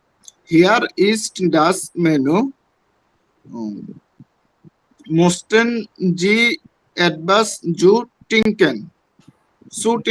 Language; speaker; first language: German; non-native, learner; Bangla